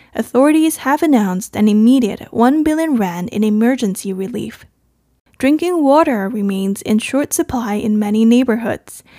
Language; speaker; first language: English; non-native, fluent; Chinese